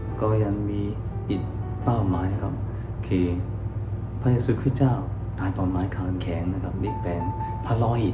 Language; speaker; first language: Thai; non-native, fluent; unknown